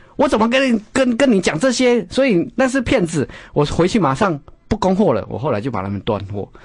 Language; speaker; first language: Chinese; native; Chinese